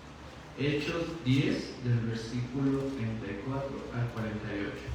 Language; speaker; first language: Spanish; native; Spanish